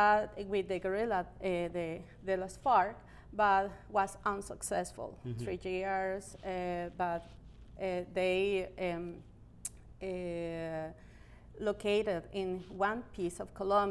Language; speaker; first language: English; non-native, learner; Spanish